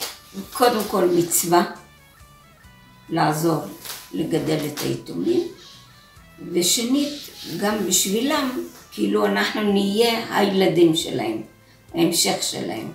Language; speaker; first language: Hebrew; early bilingual, other home language; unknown